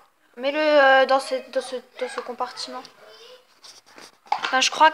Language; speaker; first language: French; native; French